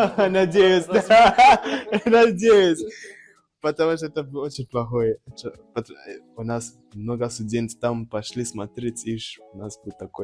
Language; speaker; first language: Russian; non-native, learner; Nyanja